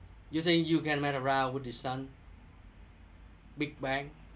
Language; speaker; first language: English; non-native, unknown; Vietnamese